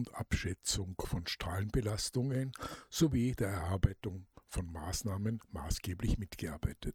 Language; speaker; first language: German; native; German